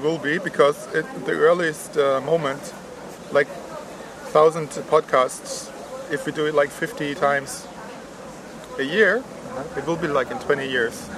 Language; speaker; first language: English; non-native, fluent; German